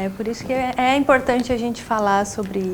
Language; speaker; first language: Portuguese; native; Portuguese